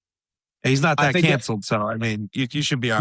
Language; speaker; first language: English; native; English